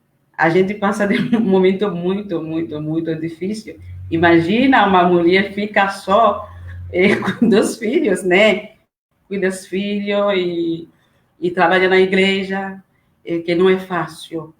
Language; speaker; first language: Portuguese; non-native, learner; Haitian Creole